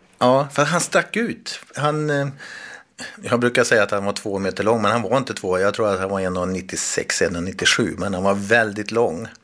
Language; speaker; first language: Swedish; native; Swedish